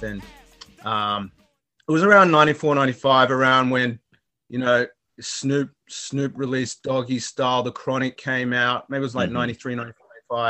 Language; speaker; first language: English; native; English